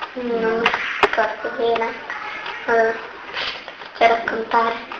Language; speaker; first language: Italian; early bilingual, other home language; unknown